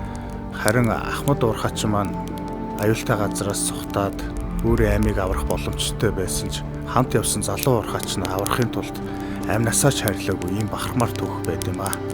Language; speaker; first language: Mongolian; native; Mongolian